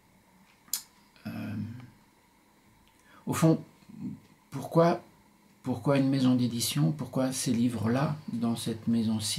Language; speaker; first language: French; native; French